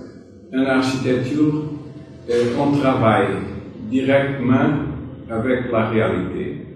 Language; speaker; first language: French; non-native, fluent; Portuguese